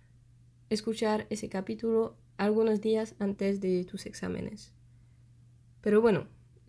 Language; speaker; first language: Spanish; non-native, fluent; French